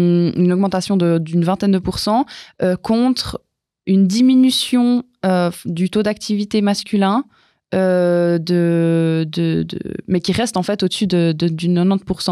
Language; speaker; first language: French; native; French